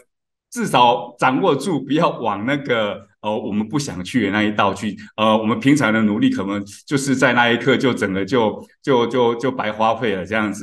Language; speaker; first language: Chinese; native; Chinese